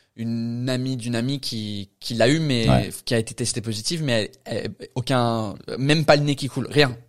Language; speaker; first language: French; non-native, fluent; English